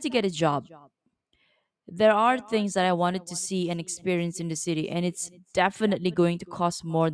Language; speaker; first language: English; non-native, local second language; Malay